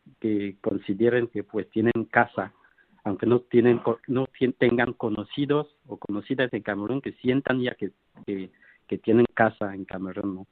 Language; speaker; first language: Spanish; non-native, fluent; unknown